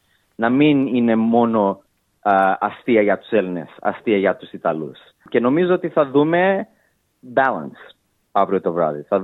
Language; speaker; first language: Greek; early bilingual, heritage; English